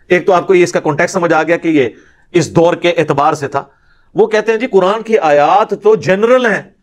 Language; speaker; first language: Urdu; non-native, local second language; Punjabi